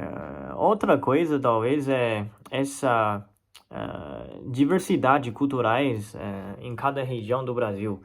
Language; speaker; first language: Portuguese; non-native, fluent; Chinese